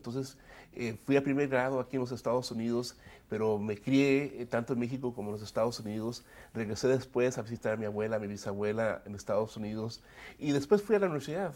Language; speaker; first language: Spanish; early bilingual, other home language; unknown